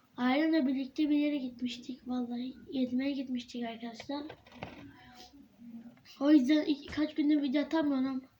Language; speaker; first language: Turkish; early bilingual, heritage; Turkish